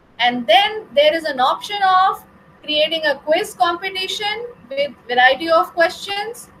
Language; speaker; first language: English; non-native, local second language; Hindi